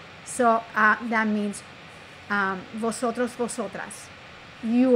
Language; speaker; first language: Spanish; non-native, fluent; English